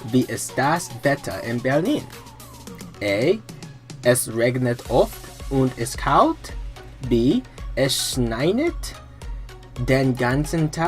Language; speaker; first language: German; non-native, learner; English